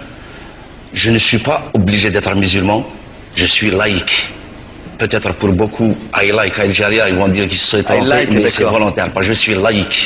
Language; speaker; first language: French; non-native, local second language; Kabyle